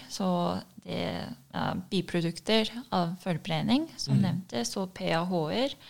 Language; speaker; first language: Norwegian; non-native, fluent; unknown